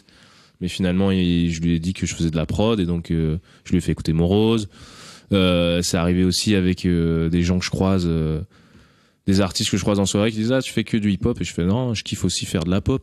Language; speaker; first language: French; native; French